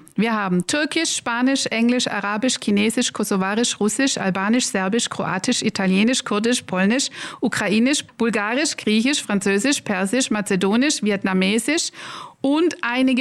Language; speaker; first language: German; native; German